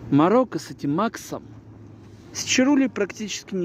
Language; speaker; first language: Russian; native; Russian